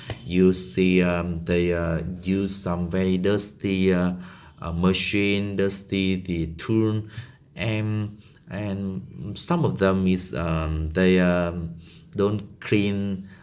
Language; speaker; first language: English; non-native, learner; Vietnamese